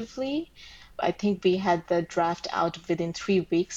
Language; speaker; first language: English; non-native, local second language; Bangla